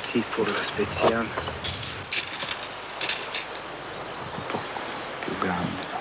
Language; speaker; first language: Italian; non-native, learner; Croatian